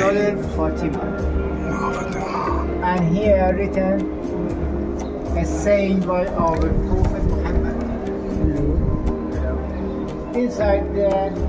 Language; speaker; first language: English; non-native, learner; Persian